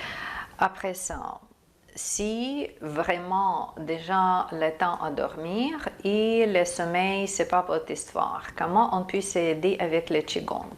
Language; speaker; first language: French; non-native, fluent; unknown